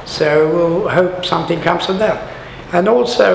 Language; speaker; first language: English; non-native, fluent; Swedish